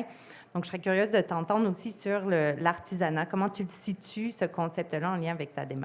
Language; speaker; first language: French; native; French